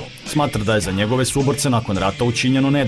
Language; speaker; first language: Croatian; native; Croatian